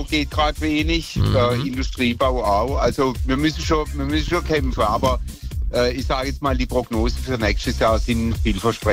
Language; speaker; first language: German; native; German